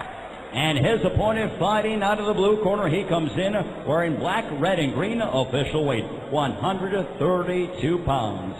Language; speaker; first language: English; native; English